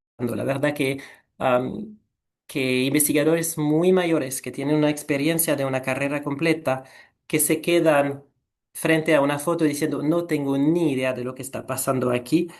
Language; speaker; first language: Spanish; non-native, fluent; French